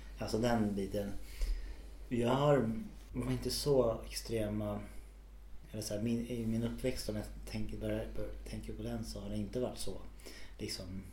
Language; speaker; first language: Swedish; native; Swedish